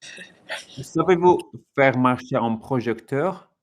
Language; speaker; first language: French; non-native, learner; English